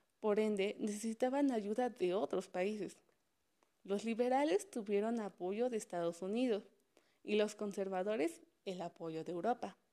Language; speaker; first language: Spanish; native; Spanish